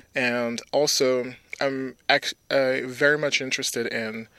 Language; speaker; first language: English; early bilingual, other home language; French